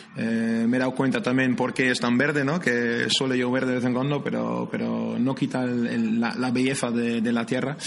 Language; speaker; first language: Spanish; non-native, fluent; Dutch